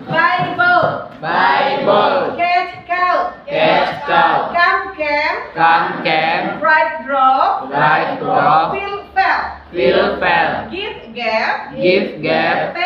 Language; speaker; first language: English; non-native, learner; Indonesian